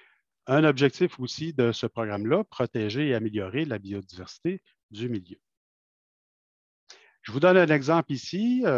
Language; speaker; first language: French; native; French